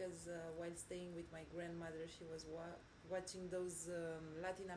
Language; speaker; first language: English; non-native, fluent; Romanian